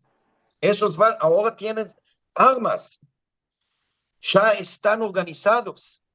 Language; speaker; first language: Spanish; non-native, fluent; Hebrew